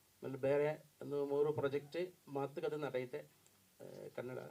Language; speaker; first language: Kannada; non-native, learner; Malayalam